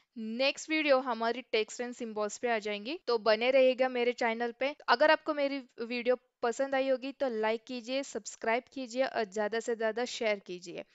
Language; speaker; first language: Hindi; non-native, local second language; Marathi